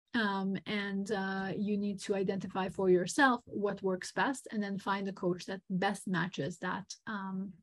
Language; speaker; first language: English; non-native, fluent; Serbian